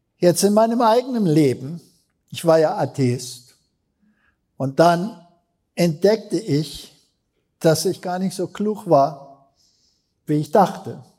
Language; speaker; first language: German; non-native, fluent; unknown